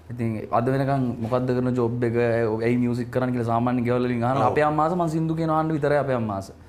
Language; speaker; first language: Sinhala; native; Sinhala